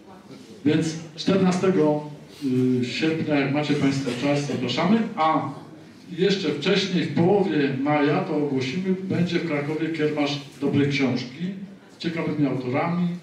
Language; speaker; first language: Polish; native; Polish